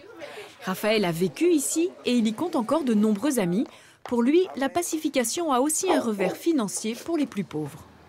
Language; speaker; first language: French; native; French